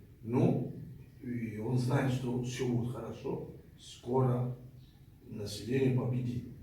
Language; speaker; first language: Russian; non-native, fluent; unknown